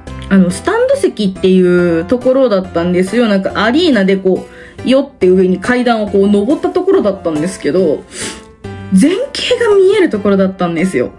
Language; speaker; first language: Japanese; native; Japanese